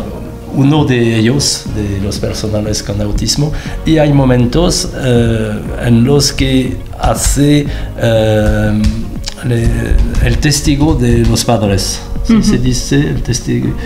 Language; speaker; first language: Spanish; non-native, fluent; French